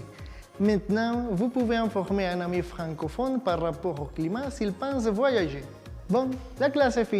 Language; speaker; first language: French; non-native, fluent; Spanish